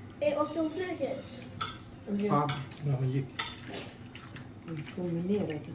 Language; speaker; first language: Swedish; early bilingual, other home language; Azerbaijani